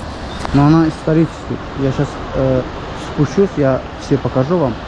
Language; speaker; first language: Russian; non-native, fluent; Azerbaijani